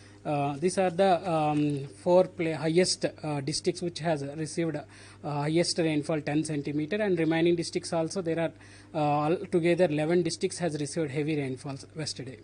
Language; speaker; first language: English; non-native, local second language; Telugu